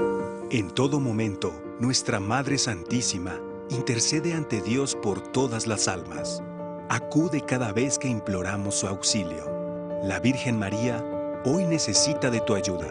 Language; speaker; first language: Spanish; native; Spanish